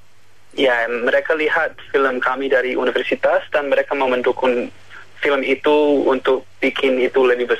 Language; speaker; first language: Indonesian; non-native, learner; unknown